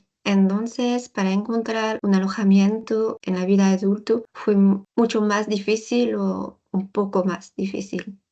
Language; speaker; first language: Spanish; non-native, learner; French